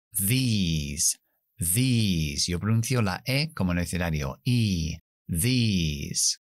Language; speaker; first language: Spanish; non-native, fluent; English